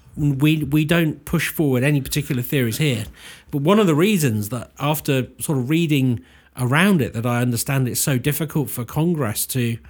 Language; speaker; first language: English; native; English